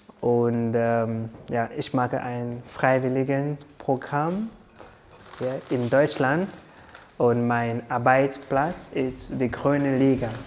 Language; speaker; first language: German; non-native, learner; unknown